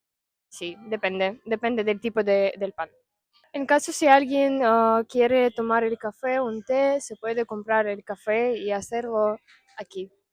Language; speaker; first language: Spanish; non-native, fluent; Russian